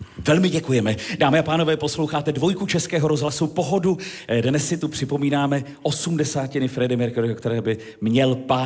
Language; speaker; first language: Czech; native; Czech